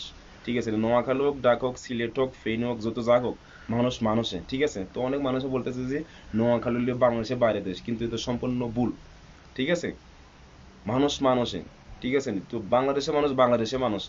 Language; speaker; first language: Bangla; non-native, fluent; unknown